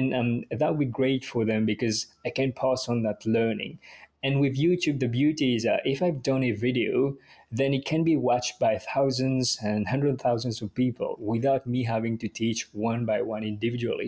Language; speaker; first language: English; non-native, fluent; Morisyen